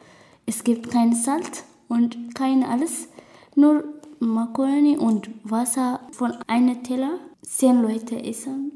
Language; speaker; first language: German; non-native, learner; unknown